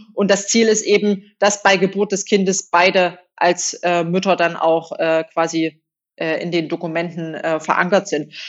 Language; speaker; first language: German; native; German